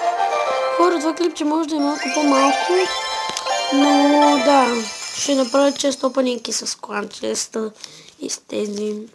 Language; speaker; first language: Bulgarian; native; Bulgarian